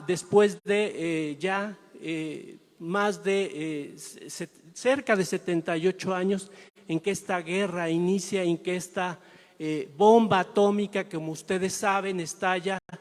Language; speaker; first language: Spanish; native; Spanish